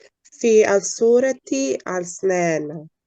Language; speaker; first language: Arabic; non-native, learner; Bosnian